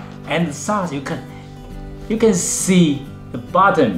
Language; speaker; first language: English; non-native, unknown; Chinese